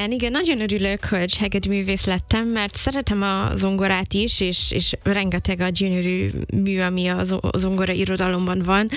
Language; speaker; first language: Hungarian; non-native, fluent; English